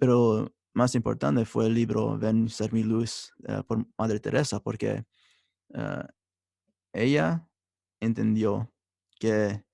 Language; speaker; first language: Spanish; early bilingual, heritage; Spanish